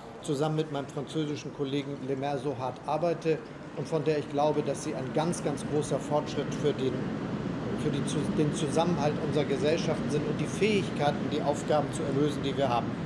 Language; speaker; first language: German; native; German